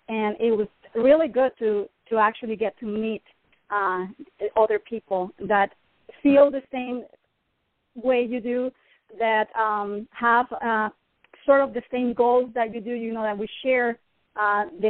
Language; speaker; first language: English; non-native, fluent; Spanish